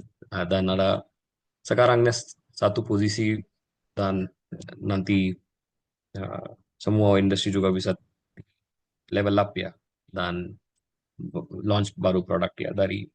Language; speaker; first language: Indonesian; non-native, learner; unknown